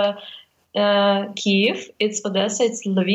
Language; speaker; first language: English; non-native, fluent; Ukrainian